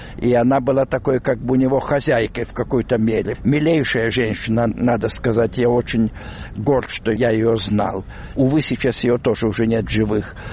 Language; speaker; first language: Russian; non-native, local second language; Lithuanian